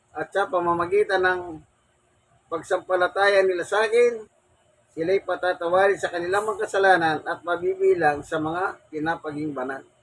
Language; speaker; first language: Filipino; native; Filipino